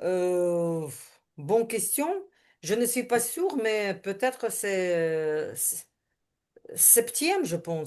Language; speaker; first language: French; non-native, learner; Ukrainian